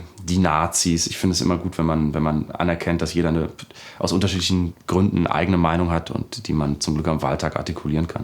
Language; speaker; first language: German; native; German